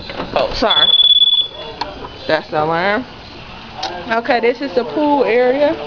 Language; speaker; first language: English; native; English